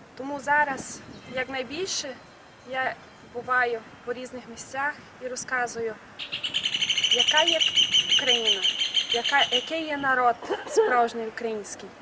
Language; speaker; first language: Ukrainian; early bilingual, heritage; Ukrainian